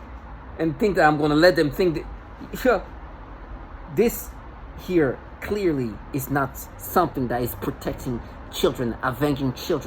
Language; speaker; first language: English; non-native, fluent; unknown